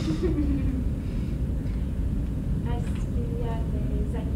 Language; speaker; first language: French; non-native, learner; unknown